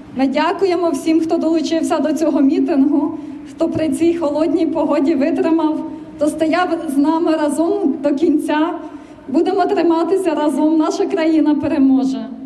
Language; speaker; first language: Ukrainian; native; Ukrainian